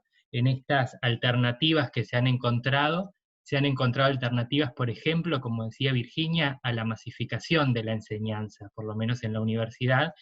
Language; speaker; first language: Spanish; native; Spanish